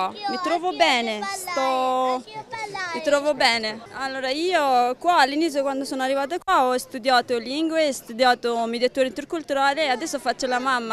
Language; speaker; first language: Italian; non-native, local second language; Hazaragi